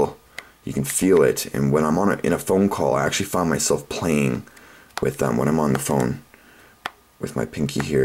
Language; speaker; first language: English; native; English